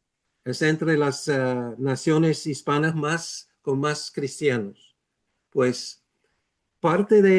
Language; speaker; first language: Spanish; non-native, fluent; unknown